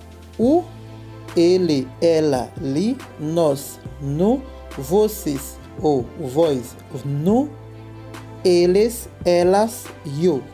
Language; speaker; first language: Portuguese; non-native, fluent; Haitian Creole